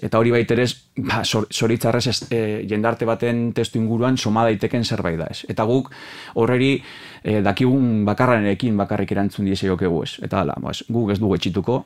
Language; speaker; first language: Basque; native; Basque